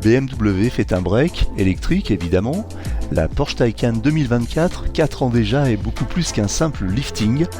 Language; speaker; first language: French; native; French